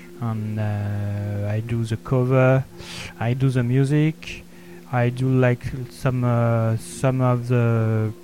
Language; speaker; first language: English; non-native, learner; French